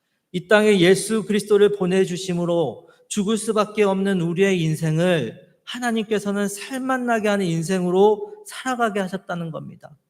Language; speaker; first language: Korean; native; Korean